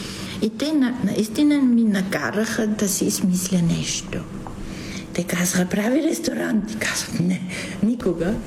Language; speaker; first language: Bulgarian; non-native, fluent; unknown